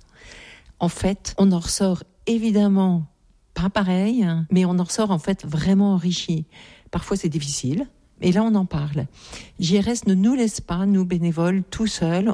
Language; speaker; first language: French; native; French